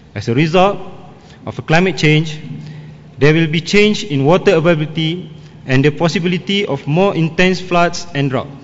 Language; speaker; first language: English; non-native, local second language; Malay